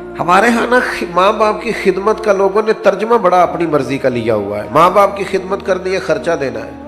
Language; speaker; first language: Urdu; non-native, local second language; Punjabi